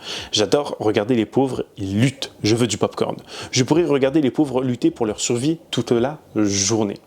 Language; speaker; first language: French; native; French